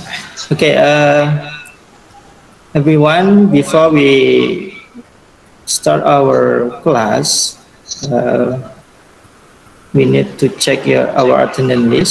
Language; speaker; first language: English; non-native, fluent; Indonesian